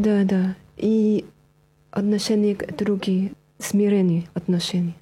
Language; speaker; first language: Russian; non-native, fluent; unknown